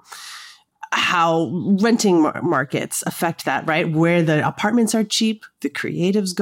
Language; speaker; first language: English; native; English